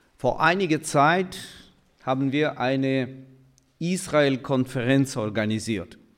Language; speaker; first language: German; non-native, fluent; Russian